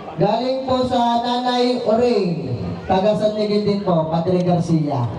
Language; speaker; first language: Filipino; native; Filipino